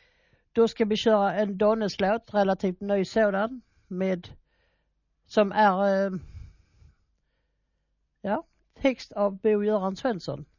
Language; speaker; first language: Swedish; native; Swedish